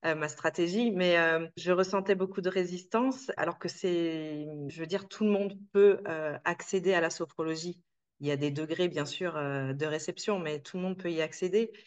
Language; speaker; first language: French; native; French